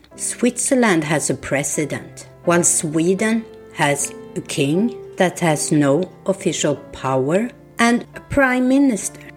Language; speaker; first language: English; non-native, fluent; Swedish